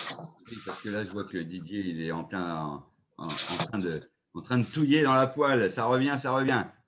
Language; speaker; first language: French; native; French